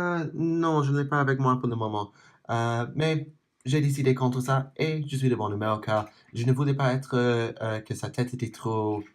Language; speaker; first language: French; non-native, learner; English